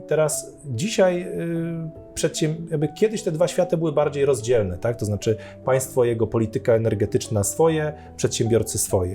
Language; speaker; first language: Polish; native; Polish